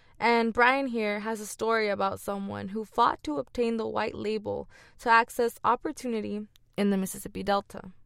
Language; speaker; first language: English; early bilingual, other home language; Spanish